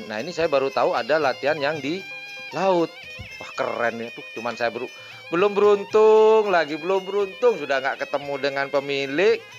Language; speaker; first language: Indonesian; non-native, local second language; Madurese